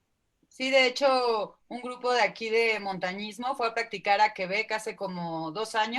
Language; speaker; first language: Spanish; native; Spanish